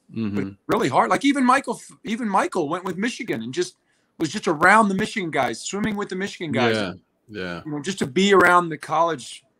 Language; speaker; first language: English; native; English